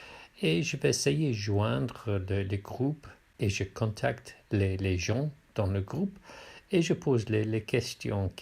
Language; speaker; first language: French; non-native, fluent; English